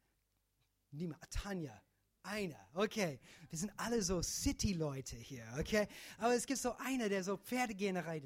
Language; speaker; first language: German; non-native, fluent; English